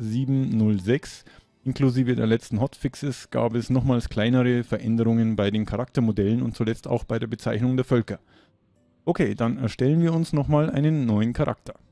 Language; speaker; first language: German; native; German